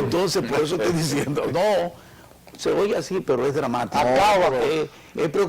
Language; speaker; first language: Spanish; native; Spanish